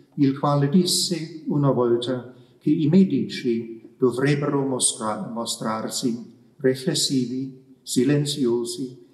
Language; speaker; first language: Italian; non-native, fluent; German